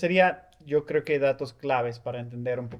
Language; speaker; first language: Spanish; non-native, fluent; English